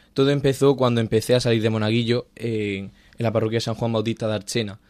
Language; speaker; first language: Spanish; native; Spanish